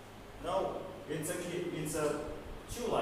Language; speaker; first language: English; non-native, learner; Portuguese